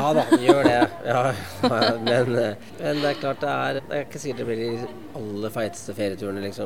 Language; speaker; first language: Norwegian; native; Norwegian